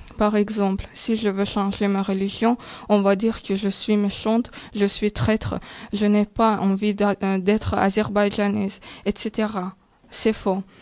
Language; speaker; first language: French; non-native, learner; Azerbaijani